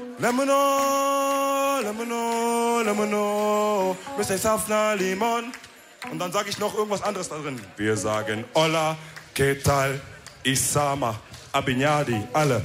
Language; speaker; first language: German; early bilingual, other home language; Wolof